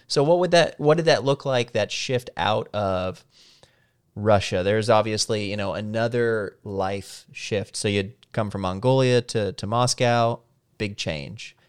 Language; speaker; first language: English; native; English